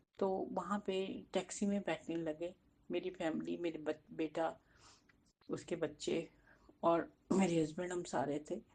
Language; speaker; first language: Hindi; non-native, local second language; Punjabi